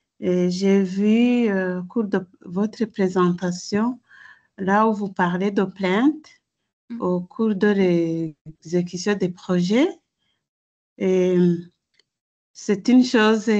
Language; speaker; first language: French; non-native, local second language; Rundi